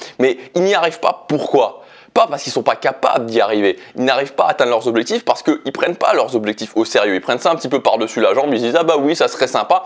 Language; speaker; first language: French; native; French